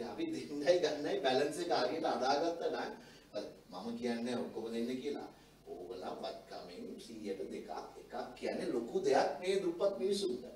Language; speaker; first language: Sinhala; non-native, local second language; Tamil